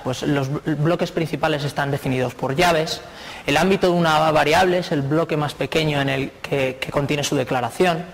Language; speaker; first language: Spanish; native; Spanish